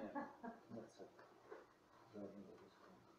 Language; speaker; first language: Polish; non-native, learner; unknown